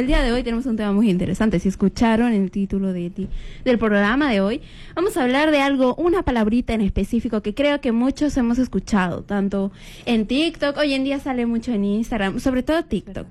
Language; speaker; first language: Spanish; native; Spanish